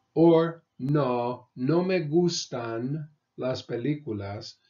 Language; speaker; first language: Spanish; non-native, fluent; English